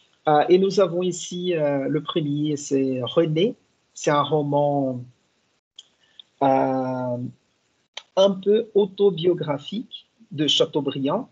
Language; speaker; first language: French; non-native, fluent; Portuguese